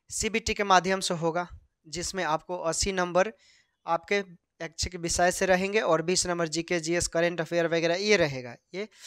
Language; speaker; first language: Hindi; native; Hindi